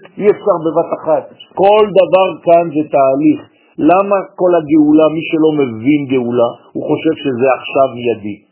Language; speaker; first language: Hebrew; non-native, fluent; French